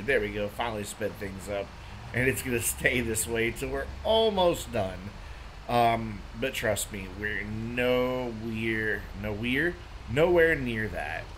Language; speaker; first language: English; native; English